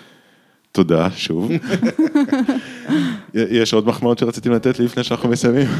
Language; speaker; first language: Hebrew; native; Hebrew